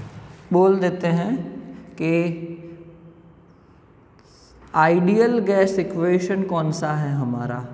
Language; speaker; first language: Hindi; non-native, local second language; Gujarati